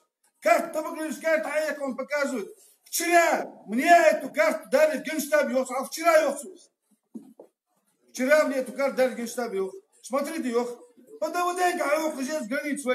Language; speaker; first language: Russian; non-native, local second language; Ingush